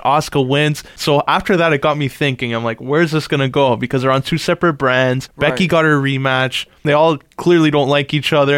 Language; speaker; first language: English; native; English